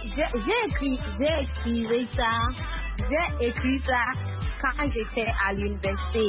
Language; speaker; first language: French; non-native, learner; Akan